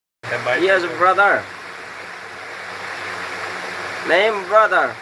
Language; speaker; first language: English; non-native, learner; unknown